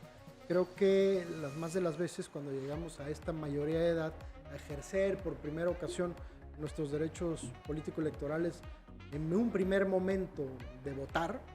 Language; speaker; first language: Spanish; native; Spanish